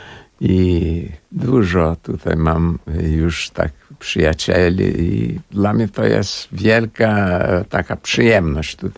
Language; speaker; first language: Polish; early bilingual, heritage; Portuguese